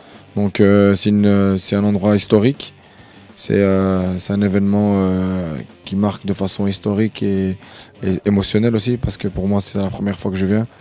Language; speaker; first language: French; early bilingual, other home language; Arabic